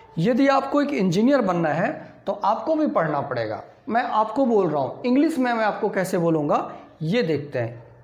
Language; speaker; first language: Hindi; native; Hindi